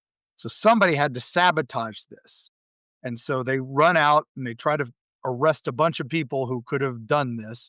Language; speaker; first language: English; native; English